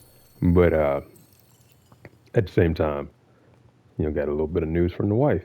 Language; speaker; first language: English; native; English